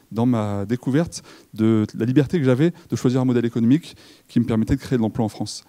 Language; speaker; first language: French; native; French